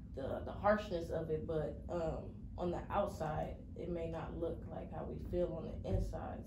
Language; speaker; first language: English; native; English